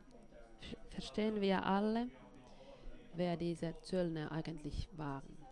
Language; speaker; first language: German; non-native, fluent; Finnish